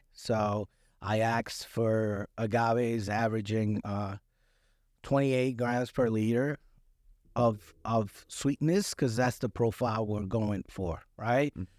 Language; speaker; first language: English; early bilingual, other home language; Spanish